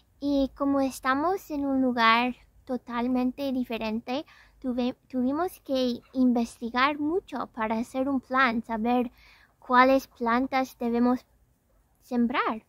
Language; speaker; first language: Spanish; non-native, fluent; English